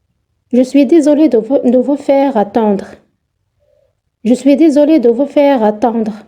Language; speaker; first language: French; non-native, fluent; Arabic